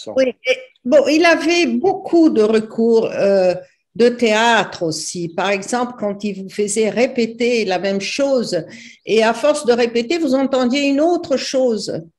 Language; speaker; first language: French; non-native, fluent; Portuguese